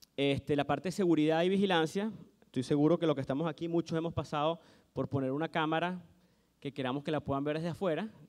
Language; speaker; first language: Spanish; native; Spanish